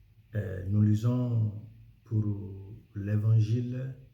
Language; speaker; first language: French; non-native, fluent; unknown